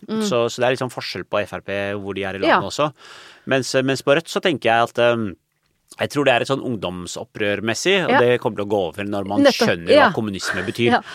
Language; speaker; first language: Norwegian; early bilingual, other home language; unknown